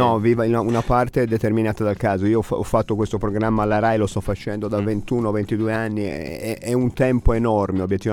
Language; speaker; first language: Italian; native; Italian